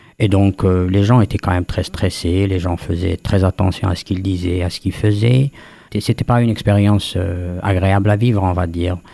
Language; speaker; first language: French; non-native, local second language; Kabyle